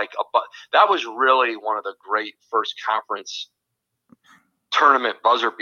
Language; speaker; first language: English; native; English